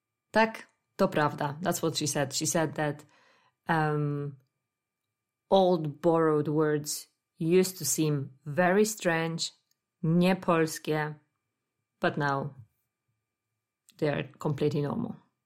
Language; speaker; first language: English; non-native, fluent; Polish